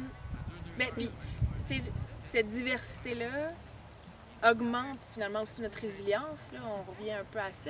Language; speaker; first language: French; native; French